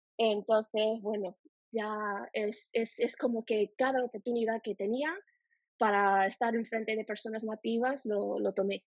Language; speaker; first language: Spanish; non-native, fluent; English